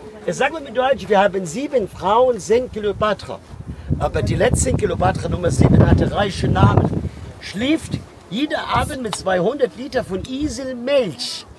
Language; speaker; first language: German; non-native, learner; Arabic